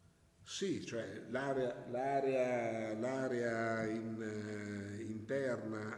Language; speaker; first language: Italian; native; Italian